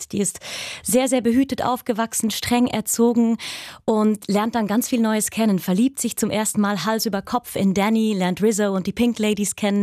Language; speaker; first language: German; native; German